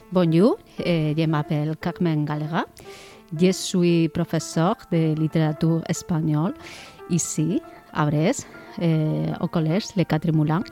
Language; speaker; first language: French; non-native, learner; Spanish